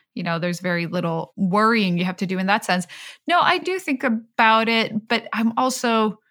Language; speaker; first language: English; non-native, fluent; Swedish